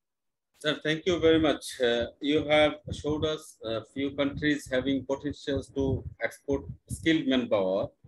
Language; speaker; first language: English; non-native, local second language; Bangla